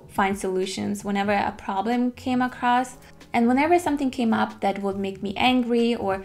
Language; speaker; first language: English; non-native, fluent; German